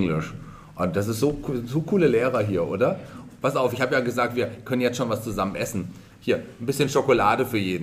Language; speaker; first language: German; native; German